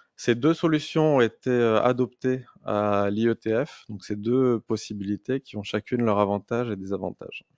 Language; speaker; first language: French; native; French